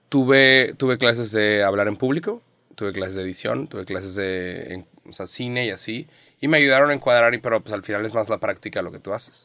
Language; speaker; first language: Spanish; native; Spanish